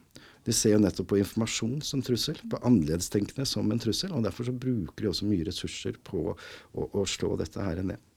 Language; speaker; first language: Norwegian; native; Norwegian